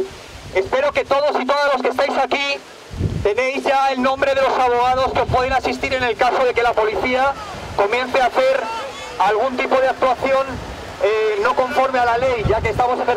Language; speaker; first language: Spanish; native; Spanish